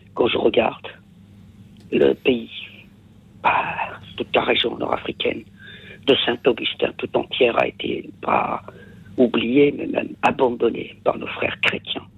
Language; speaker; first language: French; non-native, local second language; Kabyle